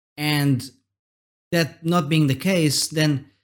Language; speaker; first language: English; non-native, fluent; Portuguese